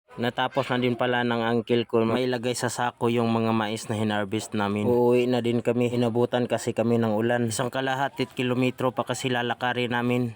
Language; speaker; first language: Filipino; non-native, local second language; Cebuano